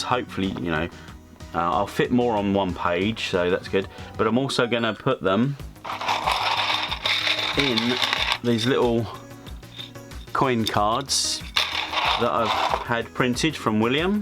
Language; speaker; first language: English; native; English